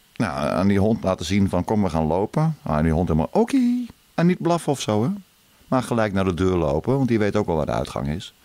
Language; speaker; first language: Dutch; native; Dutch